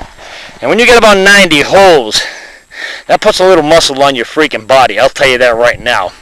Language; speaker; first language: English; native; English